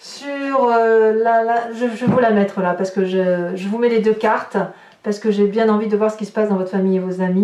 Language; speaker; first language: French; native; French